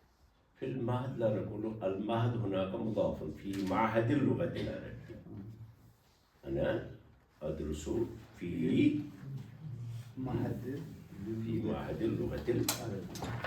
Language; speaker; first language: Arabic; non-native, fluent; Kashmiri